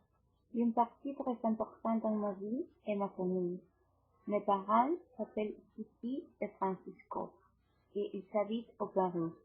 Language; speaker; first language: French; non-native, fluent; Spanish